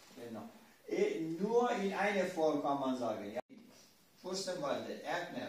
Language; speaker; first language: German; non-native, learner; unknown